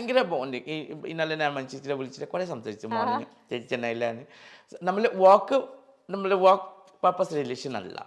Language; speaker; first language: Malayalam; non-native, fluent; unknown